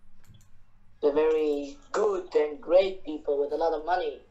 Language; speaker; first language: English; non-native, fluent; Chinese